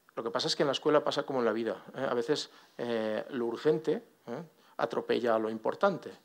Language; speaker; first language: Spanish; non-native, local second language; Catalan